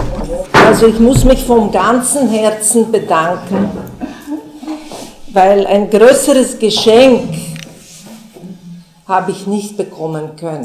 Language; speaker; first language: German; non-native, fluent; Bulgarian